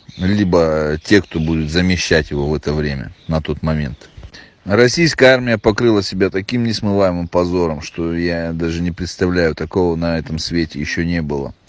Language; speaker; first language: Russian; native; Russian